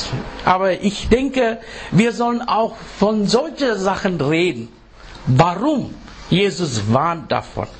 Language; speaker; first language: German; non-native, learner; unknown